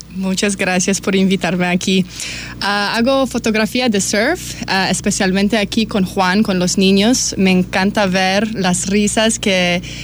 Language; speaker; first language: Spanish; non-native, learner; Polish